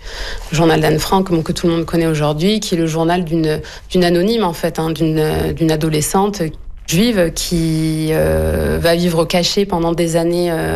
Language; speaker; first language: French; native; French